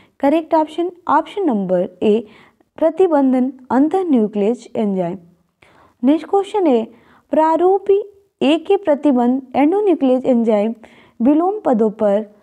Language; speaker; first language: Hindi; native; Hindi